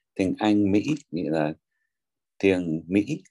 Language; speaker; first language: Vietnamese; non-native, learner; English